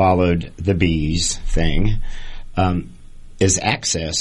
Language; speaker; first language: English; native; English